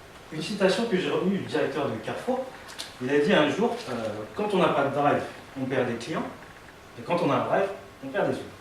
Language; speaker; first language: French; native; French